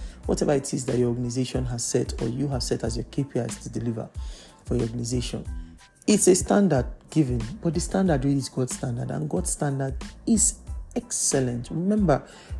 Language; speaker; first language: English; non-native, local second language; Yoruba